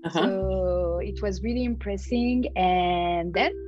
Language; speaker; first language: English; non-native, fluent; French